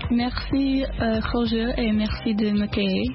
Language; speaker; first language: French; non-native, learner; English